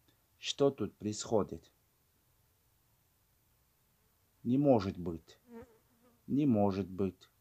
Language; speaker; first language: Russian; non-native, fluent; Tajik